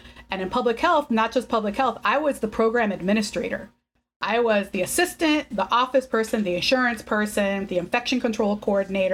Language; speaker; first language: English; early bilingual, other home language; Spanish